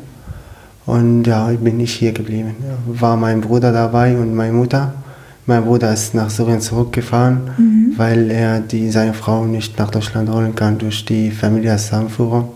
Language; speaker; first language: German; non-native, learner; Arabic